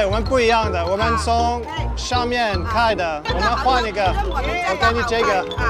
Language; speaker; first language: Chinese; non-native, learner; French